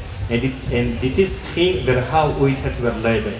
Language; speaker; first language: Dutch; non-native, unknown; Georgian